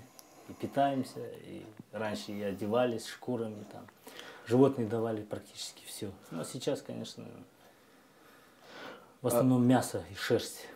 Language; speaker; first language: Russian; non-native, local second language; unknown